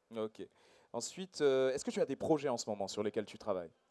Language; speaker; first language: French; native; French